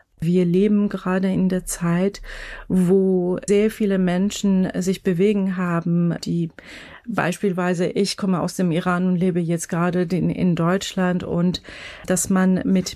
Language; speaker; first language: German; non-native, fluent; Persian